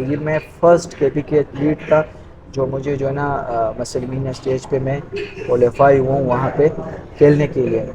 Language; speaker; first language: Urdu; non-native, local second language; Pashto